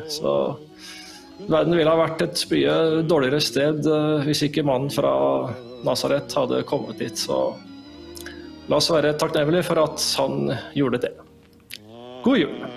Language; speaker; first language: Norwegian; native; Norwegian